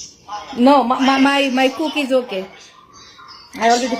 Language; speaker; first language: English; non-native, learner; Bangla